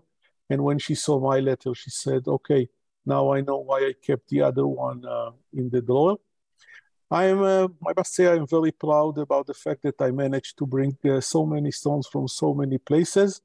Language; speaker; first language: English; non-native, local second language; Hebrew